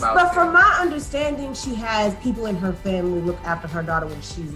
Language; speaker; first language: English; native; English